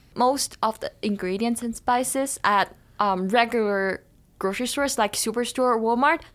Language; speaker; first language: English; non-native, fluent; Chinese